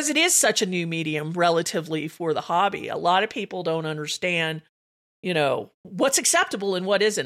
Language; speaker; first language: English; native; English